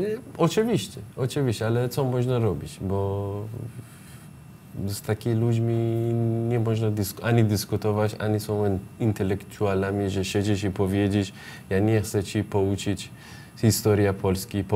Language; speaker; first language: Polish; non-native, learner; Persian